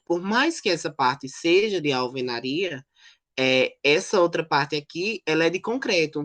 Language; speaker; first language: Portuguese; native; Portuguese